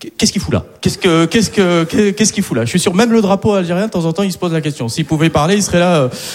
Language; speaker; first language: French; early bilingual, other home language; Arabic